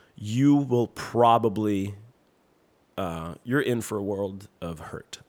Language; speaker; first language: English; non-native, fluent; French